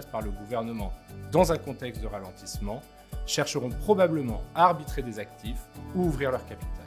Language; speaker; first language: French; native; French